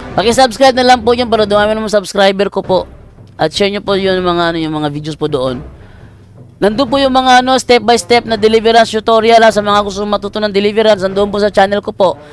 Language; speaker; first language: Filipino; non-native, local second language; Cebuano